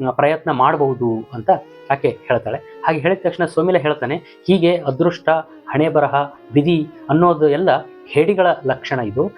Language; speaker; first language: Kannada; native; Kannada